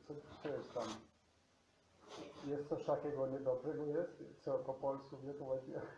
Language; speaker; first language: Polish; non-native, learner; Slovenian